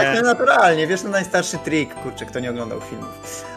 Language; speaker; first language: Polish; native; Polish